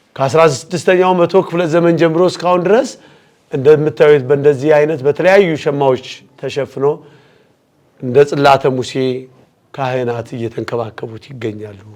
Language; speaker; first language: Amharic; native; Amharic